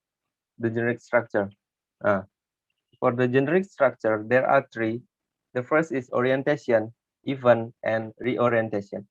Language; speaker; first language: English; non-native, learner; Indonesian